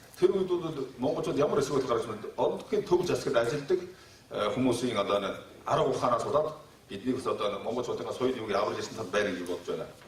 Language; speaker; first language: Mongolian; native; Mongolian